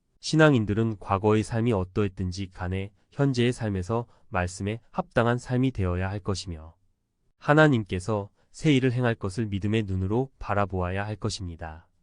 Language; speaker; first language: Korean; native; Korean